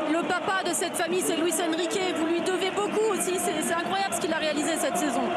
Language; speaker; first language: French; native; French